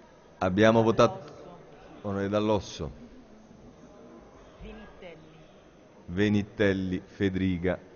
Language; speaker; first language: Italian; native; Italian